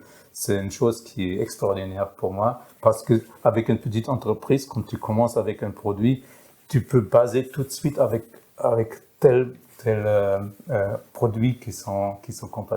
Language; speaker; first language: French; non-native, fluent; German